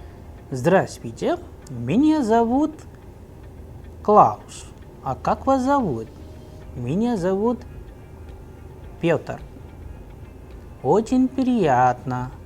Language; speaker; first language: Russian; non-native, fluent; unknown